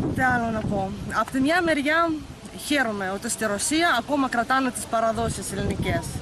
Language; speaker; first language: Greek; non-native, fluent; Russian